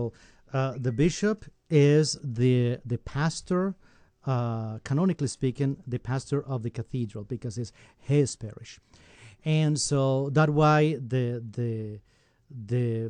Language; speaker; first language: English; non-native, fluent; Spanish